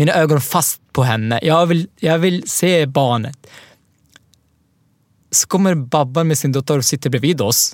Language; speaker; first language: Swedish; non-native, learner; Arabic